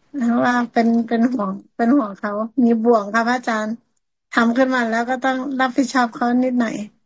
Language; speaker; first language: Thai; native; Thai